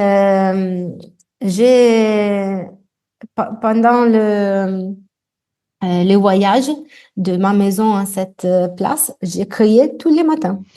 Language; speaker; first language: French; non-native, fluent; Italian